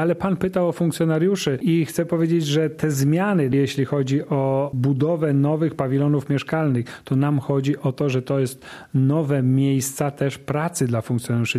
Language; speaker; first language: Polish; native; Polish